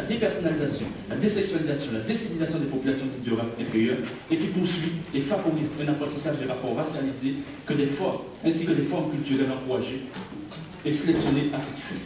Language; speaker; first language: French; native; French